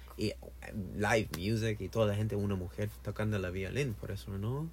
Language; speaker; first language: Spanish; non-native, learner; English